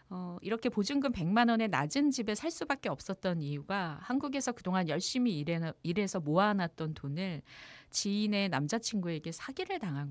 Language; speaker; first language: Korean; native; Korean